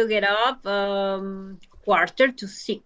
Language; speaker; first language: English; non-native, learner; Spanish